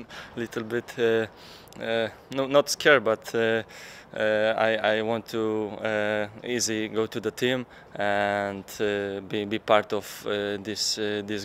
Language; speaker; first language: English; non-native, learner; Polish